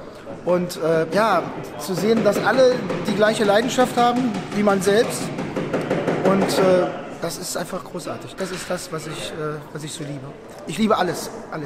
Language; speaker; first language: German; native; German